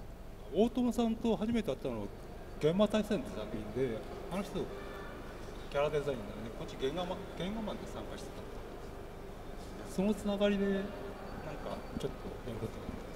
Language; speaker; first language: Japanese; native; Japanese